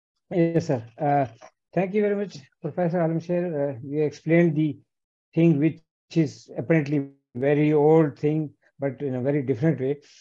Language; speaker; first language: English; non-native, local second language; Urdu